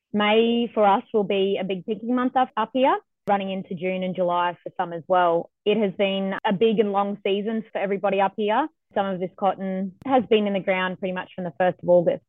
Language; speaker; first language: English; native; English